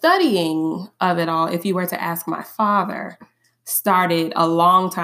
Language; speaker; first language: English; native; English